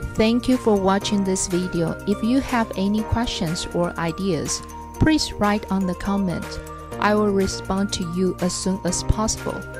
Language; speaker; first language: English; non-native, fluent; Chinese